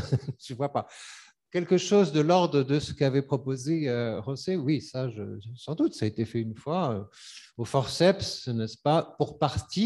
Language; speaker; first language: French; native; French